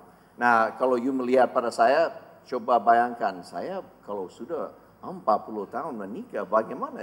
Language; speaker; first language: Indonesian; non-native, fluent; English